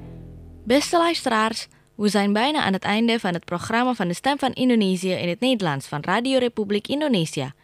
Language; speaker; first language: Dutch; non-native, fluent; Indonesian